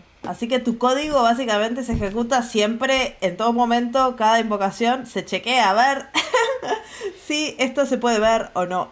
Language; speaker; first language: Spanish; native; Spanish